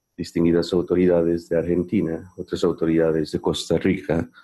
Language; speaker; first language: Spanish; non-native, fluent; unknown